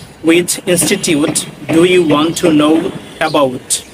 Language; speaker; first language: English; non-native, local second language; Bangla